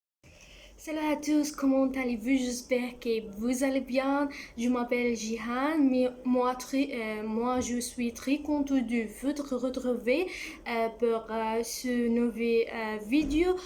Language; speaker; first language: French; non-native, learner; Arabic